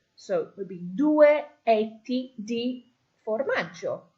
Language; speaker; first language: Italian; non-native, fluent; English